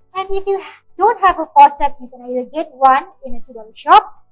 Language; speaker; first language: English; non-native, local second language; Malay